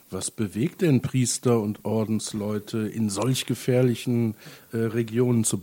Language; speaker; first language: German; native; German